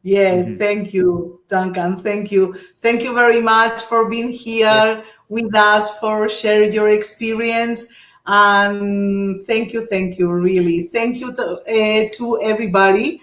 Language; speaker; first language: English; non-native, fluent; Portuguese